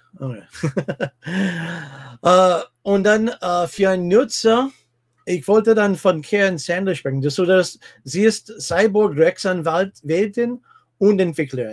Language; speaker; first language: German; non-native, fluent; English